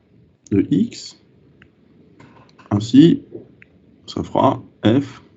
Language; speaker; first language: French; native; French